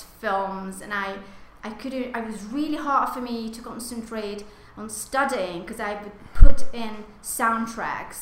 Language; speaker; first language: English; non-native, fluent; Hungarian